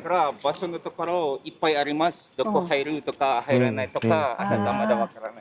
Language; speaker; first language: Japanese; non-native, learner; Indonesian